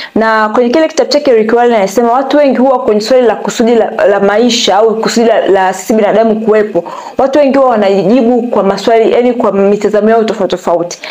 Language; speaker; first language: Swahili; native; Swahili